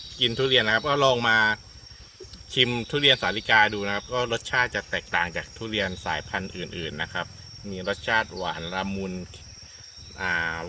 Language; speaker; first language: Thai; native; Thai